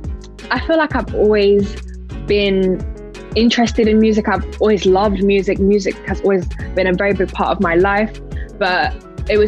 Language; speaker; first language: English; native; English